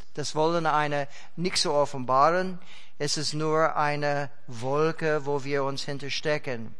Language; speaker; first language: German; non-native, fluent; English